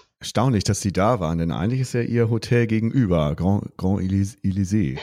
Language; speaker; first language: German; native; German